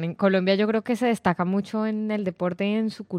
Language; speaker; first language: Spanish; native; Spanish